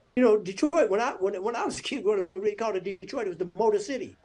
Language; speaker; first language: English; native; English